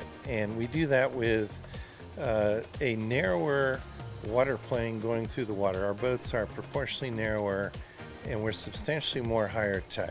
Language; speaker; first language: English; native; English